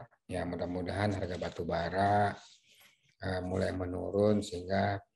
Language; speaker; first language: Indonesian; native; Indonesian